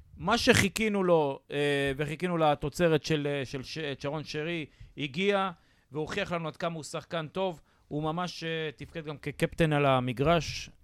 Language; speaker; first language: Hebrew; native; Hebrew